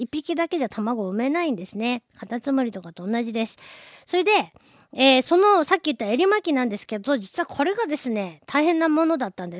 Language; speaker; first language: Japanese; native; Japanese